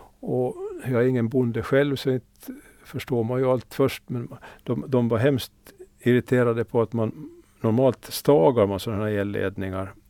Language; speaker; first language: Swedish; native; Swedish